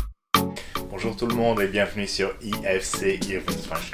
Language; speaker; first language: French; non-native, fluent; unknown